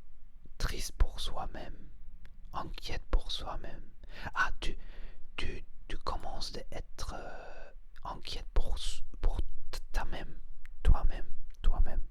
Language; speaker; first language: French; non-native, learner; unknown